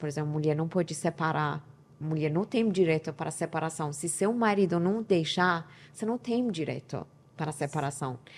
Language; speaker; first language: Portuguese; non-native, learner; Persian